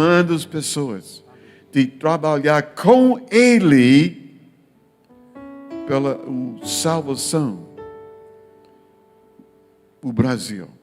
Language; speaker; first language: Portuguese; non-native, learner; English